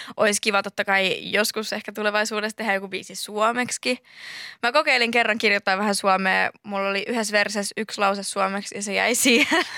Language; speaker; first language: Finnish; early bilingual, other home language; Spanish